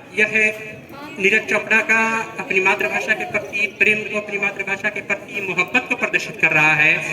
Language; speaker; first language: Hindi; native; Hindi